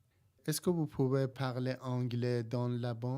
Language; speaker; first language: French; non-native, learner; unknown